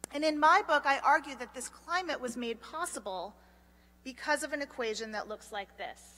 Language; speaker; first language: English; native; English